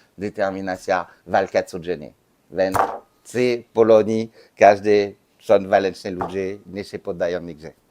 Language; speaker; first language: Polish; non-native, learner; French